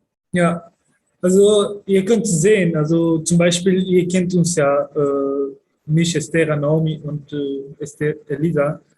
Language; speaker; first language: German; early bilingual, other home language; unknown